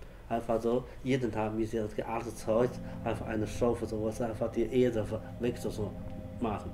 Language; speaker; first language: German; non-native, learner; Chinese